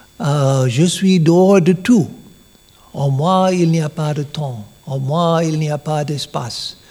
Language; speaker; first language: French; non-native, learner; English